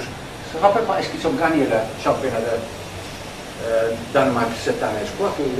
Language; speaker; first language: French; non-native, learner; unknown